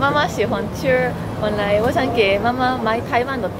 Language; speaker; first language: Chinese; early bilingual, heritage; Japanese